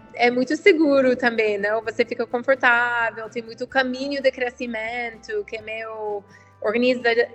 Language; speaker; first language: Portuguese; non-native, fluent; English